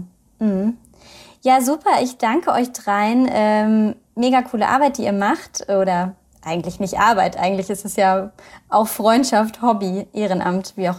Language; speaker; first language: German; native; German